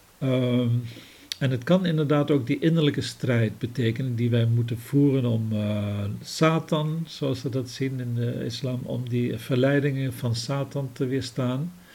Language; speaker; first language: Dutch; native; Dutch